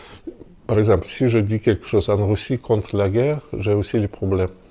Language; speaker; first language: French; non-native, fluent; Russian